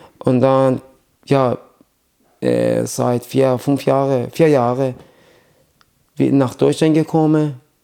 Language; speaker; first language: German; non-native, learner; Persian